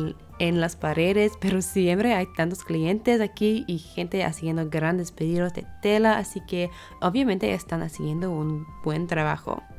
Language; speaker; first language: Spanish; non-native, learner; English